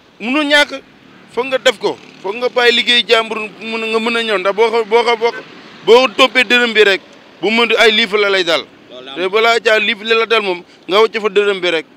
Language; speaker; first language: Wolof; native; Wolof